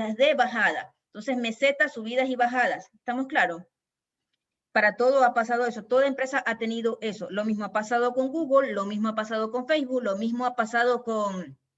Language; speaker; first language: Spanish; native; Spanish